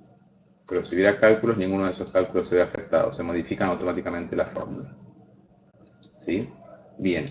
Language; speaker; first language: Spanish; native; Spanish